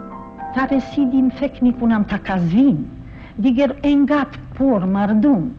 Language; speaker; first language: Persian; non-native, fluent; Polish